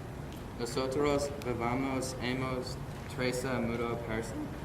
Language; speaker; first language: Spanish; non-native, learner; English